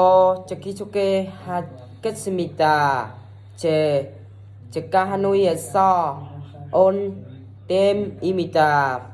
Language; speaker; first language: Korean; non-native, learner; Vietnamese